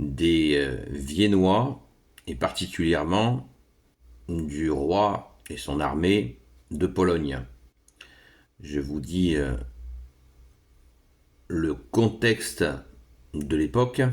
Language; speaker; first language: French; native; French